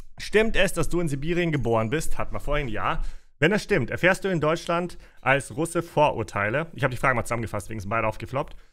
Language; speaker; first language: German; early bilingual, other home language; Russian